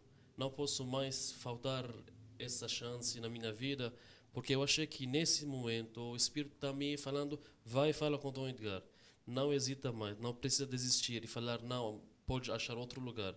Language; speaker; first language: Portuguese; non-native, fluent; Arabic